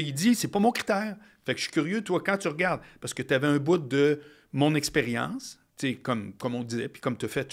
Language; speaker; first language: French; native; French